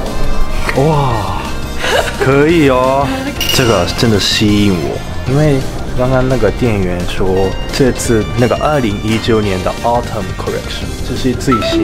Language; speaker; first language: Chinese; non-native, learner; Japanese